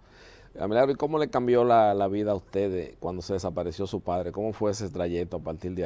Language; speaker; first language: Spanish; native; Spanish